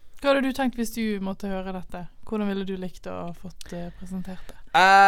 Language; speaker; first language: Norwegian; native; Norwegian